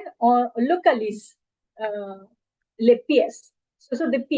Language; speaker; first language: French; non-native, fluent; Bangla